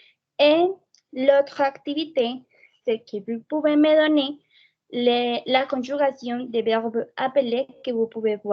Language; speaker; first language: French; non-native, fluent; Spanish